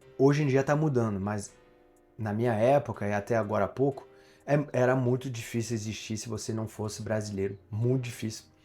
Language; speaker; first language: Portuguese; non-native, fluent; French